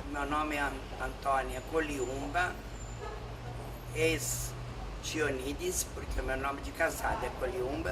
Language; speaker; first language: Portuguese; non-native, fluent; Greek